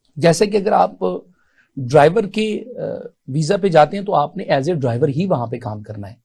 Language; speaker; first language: Urdu; non-native, local second language; Punjabi